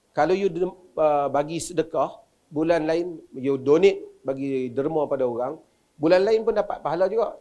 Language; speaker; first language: Malay; native; Malay